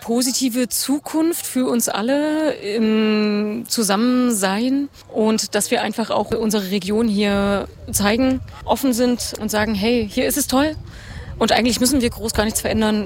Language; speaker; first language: German; native; German